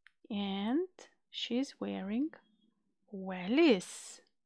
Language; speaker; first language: English; non-native, fluent; Macedonian